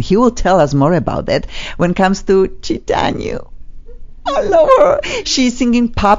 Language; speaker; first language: English; non-native, fluent; Polish